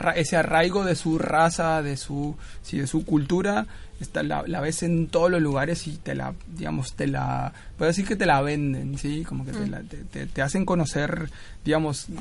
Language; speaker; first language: Spanish; native; Spanish